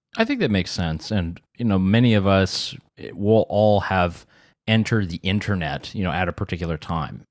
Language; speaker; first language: English; native; English